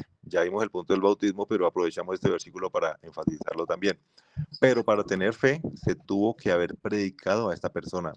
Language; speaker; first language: Spanish; native; Spanish